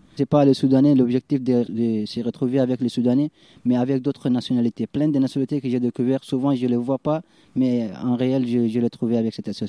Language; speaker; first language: French; non-native, fluent; Arabic